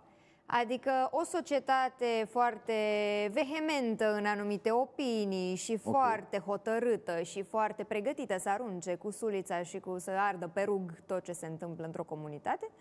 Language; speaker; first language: Romanian; native; Romanian